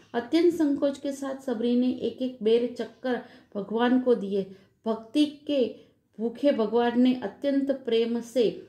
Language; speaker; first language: Hindi; non-native, local second language; Gujarati